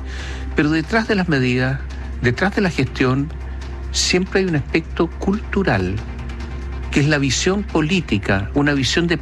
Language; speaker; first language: Spanish; native; Spanish